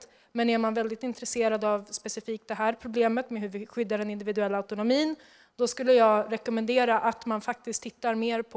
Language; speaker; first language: Swedish; native; Swedish